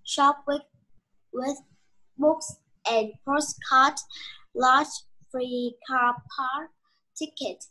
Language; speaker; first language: English; non-native, learner; Vietnamese